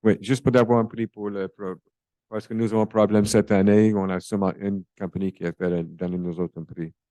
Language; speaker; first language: French; non-native, local second language; English